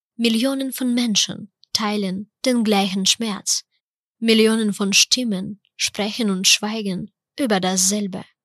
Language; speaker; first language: German; non-native, fluent; Ukrainian